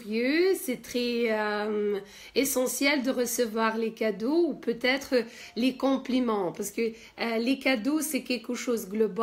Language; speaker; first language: French; non-native, fluent; Russian